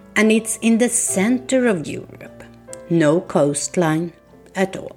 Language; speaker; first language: English; non-native, fluent; Swedish